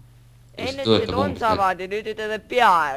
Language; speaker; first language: Estonian; native; Estonian